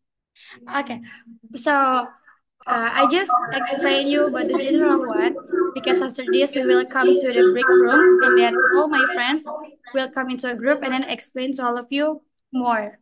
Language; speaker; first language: English; non-native, learner; Indonesian